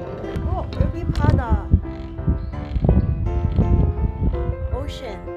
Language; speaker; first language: Korean; non-native, learner; Cantonese